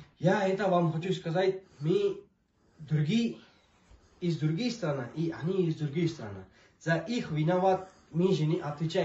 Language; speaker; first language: Russian; non-native, learner; Urdu